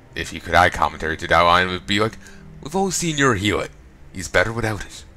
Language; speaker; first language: English; native; English